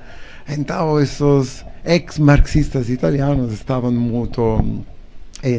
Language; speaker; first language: Portuguese; non-native, learner; Italian